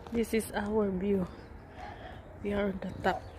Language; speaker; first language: English; non-native, learner; Filipino